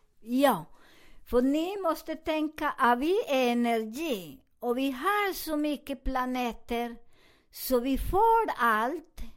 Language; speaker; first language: Swedish; non-native, fluent; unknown